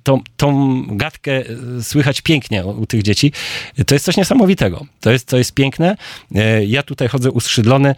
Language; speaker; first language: Polish; native; Polish